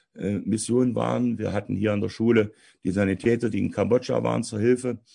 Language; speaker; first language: German; native; German